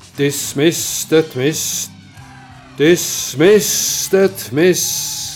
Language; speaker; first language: English; non-native, fluent; Dutch